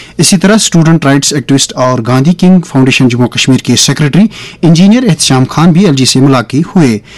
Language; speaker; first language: Urdu; non-native, local second language; Kashmiri